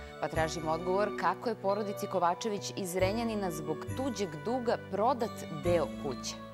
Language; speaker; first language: Serbian; native; Serbian